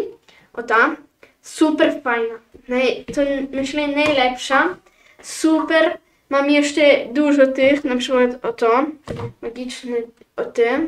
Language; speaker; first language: Polish; early bilingual, heritage; Polish